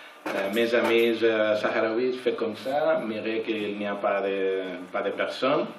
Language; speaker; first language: French; non-native, learner; Catalan